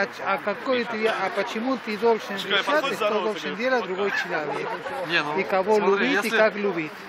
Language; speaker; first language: Russian; non-native, learner; Spanish